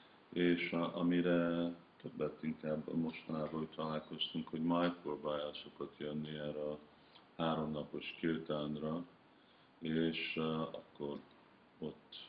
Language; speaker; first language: Hungarian; early bilingual, heritage; Hungarian